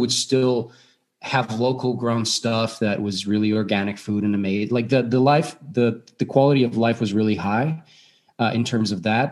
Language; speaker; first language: English; non-native, fluent; Bulgarian